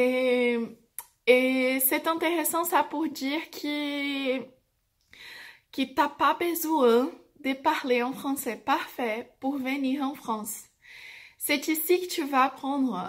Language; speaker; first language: French; non-native, fluent; Portuguese